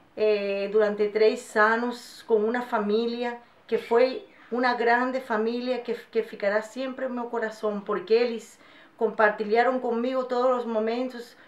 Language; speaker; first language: Portuguese; non-native, fluent; Spanish